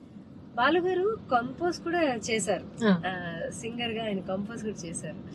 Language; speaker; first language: Telugu; native; Telugu